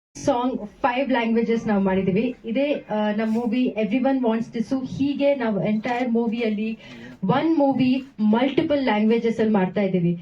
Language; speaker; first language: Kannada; non-native, local second language; Tamil